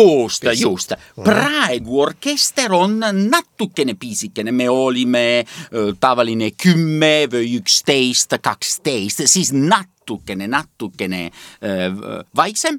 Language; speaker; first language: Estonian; non-native, learner; Italian